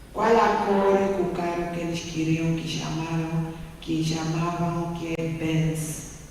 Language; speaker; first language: Portuguese; non-native, learner; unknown